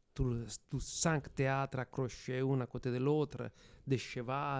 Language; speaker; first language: French; non-native, fluent; Italian